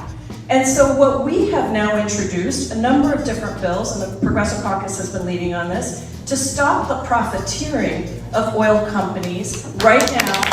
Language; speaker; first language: English; native; English